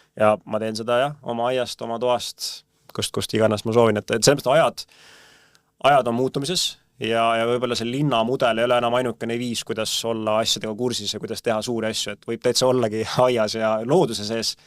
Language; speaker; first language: Estonian; native; Estonian